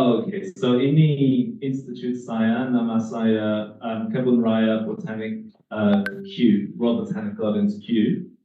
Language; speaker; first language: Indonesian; non-native, learner; English